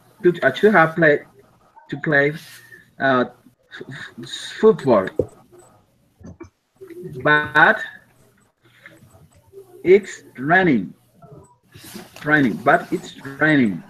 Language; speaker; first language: English; non-native, learner; Spanish